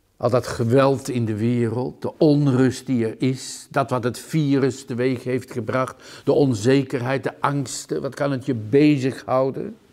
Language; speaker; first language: Dutch; native; Dutch